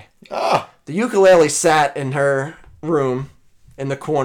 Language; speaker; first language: English; native; English